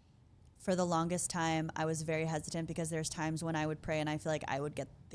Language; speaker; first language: English; native; English